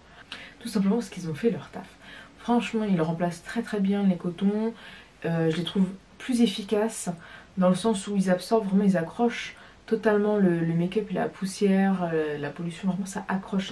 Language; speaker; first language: French; native; French